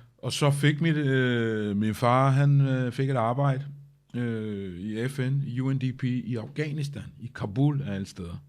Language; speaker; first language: Danish; early bilingual, other home language; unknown